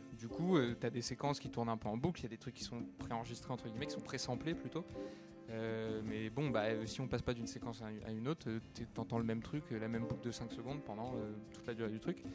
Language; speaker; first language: French; native; French